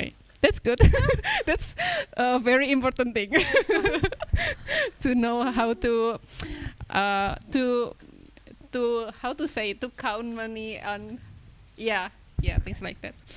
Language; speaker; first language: English; non-native, local second language; Indonesian